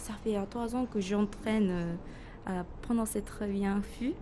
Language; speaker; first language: French; non-native, fluent; Japanese